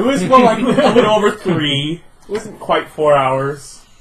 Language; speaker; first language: English; native; English